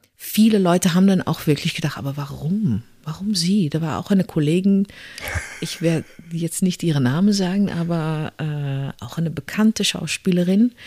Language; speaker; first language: German; non-native, fluent; Dutch